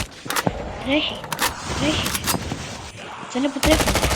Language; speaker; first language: Greek; native; Greek